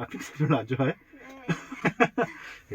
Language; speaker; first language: Korean; native; Korean